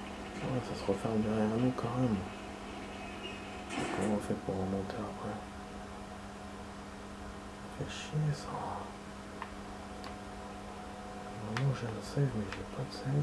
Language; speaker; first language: French; native; French